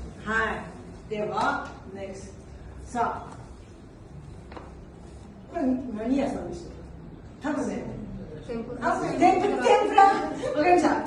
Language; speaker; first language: Japanese; non-native, learner; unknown